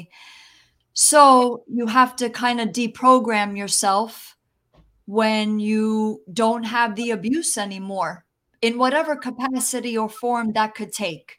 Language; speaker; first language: English; early bilingual, other home language; Italian